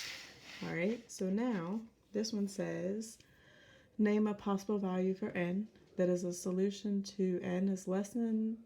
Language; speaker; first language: English; native; English